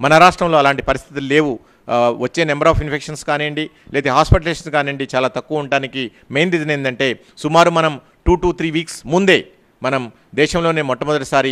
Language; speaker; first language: Telugu; native; Telugu